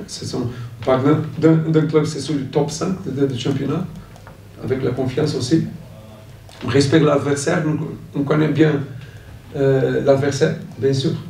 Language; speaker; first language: French; non-native, fluent; Portuguese